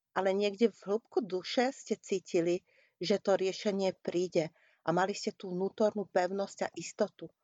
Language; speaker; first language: Slovak; non-native, local second language; Hungarian